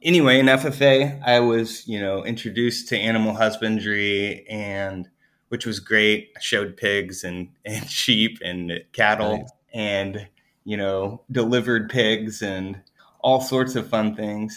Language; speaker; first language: English; native; English